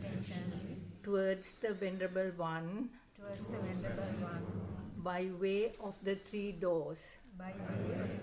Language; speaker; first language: English; non-native, local second language; Sinhala